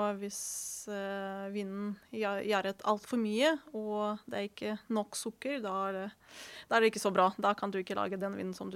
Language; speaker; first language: Norwegian; non-native, fluent; Ukrainian